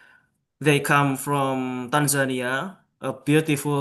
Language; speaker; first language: English; non-native, local second language; Javanese